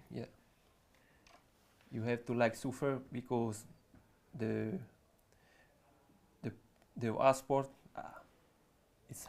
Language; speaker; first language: English; non-native, learner; French